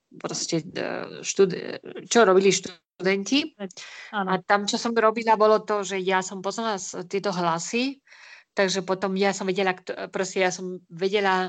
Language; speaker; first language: Slovak; non-native, fluent; Spanish